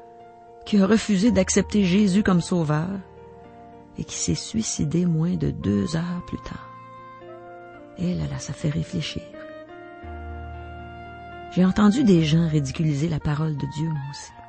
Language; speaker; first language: French; native; French